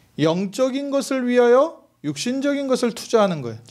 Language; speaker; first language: Korean; native; Korean